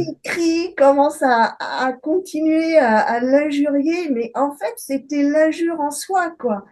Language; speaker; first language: French; native; French